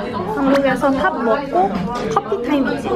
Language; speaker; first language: Korean; non-native, fluent; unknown